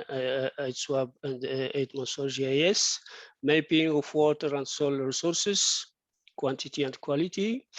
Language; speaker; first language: English; non-native, fluent; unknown